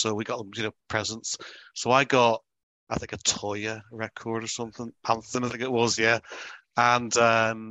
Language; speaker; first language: English; native; English